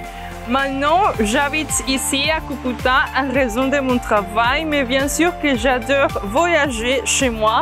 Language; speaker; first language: French; non-native, fluent; Spanish